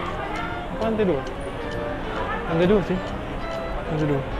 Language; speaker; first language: Indonesian; native; Indonesian